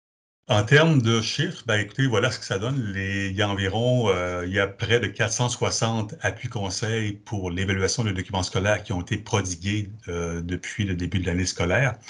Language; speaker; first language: French; native; French